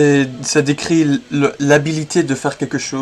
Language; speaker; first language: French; non-native, fluent; English